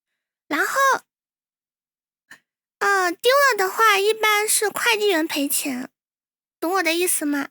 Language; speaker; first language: Chinese; native; Chinese